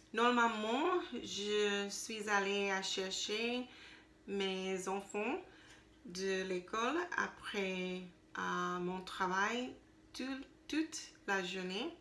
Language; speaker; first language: French; non-native, learner; English